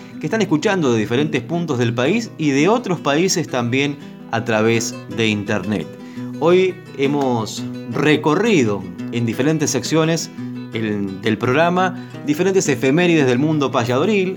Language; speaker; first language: Spanish; native; Spanish